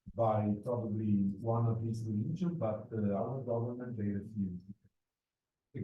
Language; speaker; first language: English; non-native, fluent; Italian